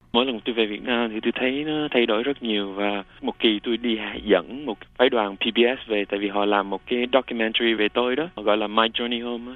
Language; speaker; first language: Vietnamese; native; Vietnamese